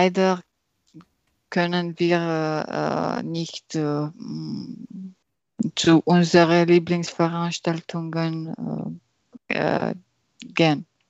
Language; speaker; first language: German; non-native, learner; French